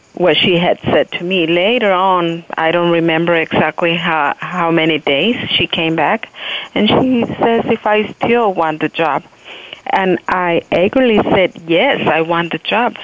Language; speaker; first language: English; non-native, fluent; Spanish